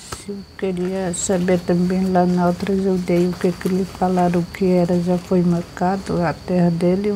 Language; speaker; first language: Portuguese; non-native, local second language; Guarani